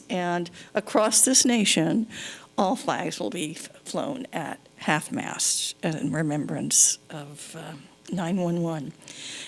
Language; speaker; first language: English; native; English